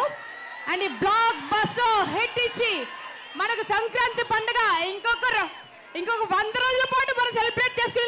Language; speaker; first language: Telugu; native; Telugu